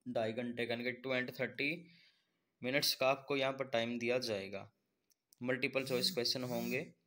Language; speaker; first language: Hindi; native; Hindi